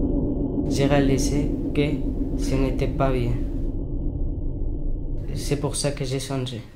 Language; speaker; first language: French; non-native, learner; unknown